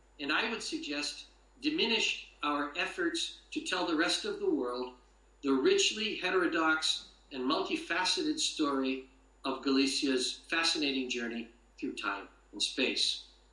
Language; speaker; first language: English; native; English